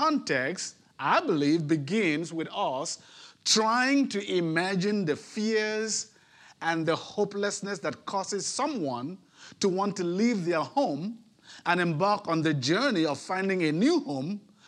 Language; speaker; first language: English; non-native, local second language; Ibibio